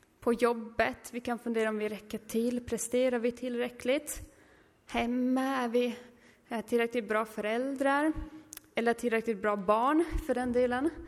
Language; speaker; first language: Swedish; native; Swedish